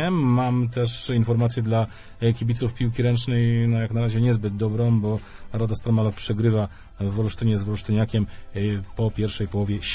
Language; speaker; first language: Polish; native; Polish